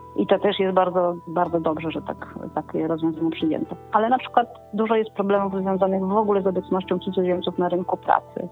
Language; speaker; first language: Polish; native; Polish